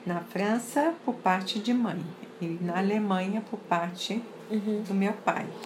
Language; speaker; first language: Portuguese; early bilingual, other home language; French